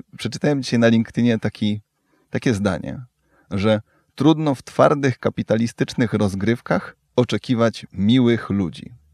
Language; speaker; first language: Polish; native; Polish